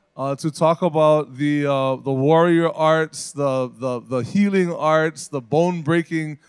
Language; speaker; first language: English; native; English